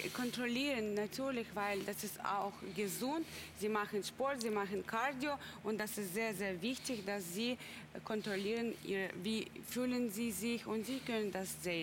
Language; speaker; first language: German; non-native, learner; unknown